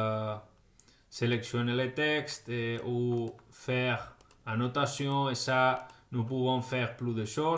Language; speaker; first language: French; non-native, fluent; Spanish